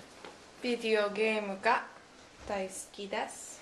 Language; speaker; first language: Japanese; non-native, learner; English